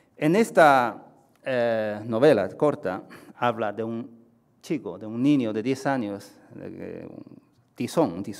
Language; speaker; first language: Spanish; non-native, fluent; Chinese